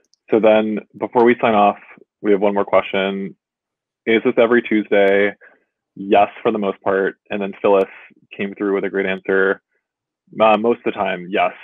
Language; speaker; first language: English; native; English